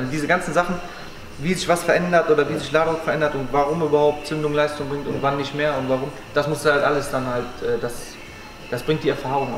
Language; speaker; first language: German; native; German